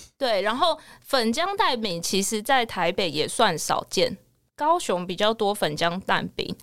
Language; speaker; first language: Chinese; native; Chinese